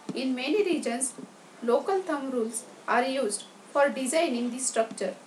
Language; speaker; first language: English; non-native, local second language; Marathi